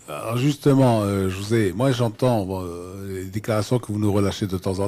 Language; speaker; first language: French; non-native, local second language; Arabic